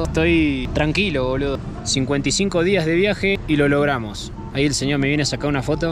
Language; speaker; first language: Spanish; native; Spanish